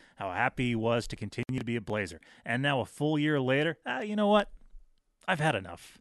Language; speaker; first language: English; native; English